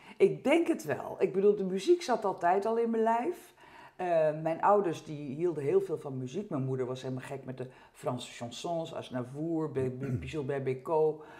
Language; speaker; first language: Dutch; early bilingual, heritage; French